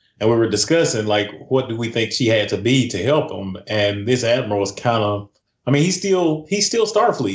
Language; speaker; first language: English; native; English